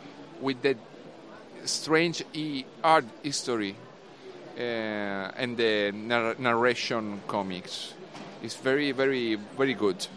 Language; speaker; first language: English; non-native, learner; Italian